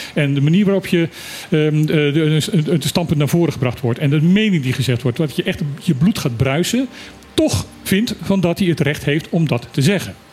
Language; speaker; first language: Dutch; non-native, local second language; Papiamento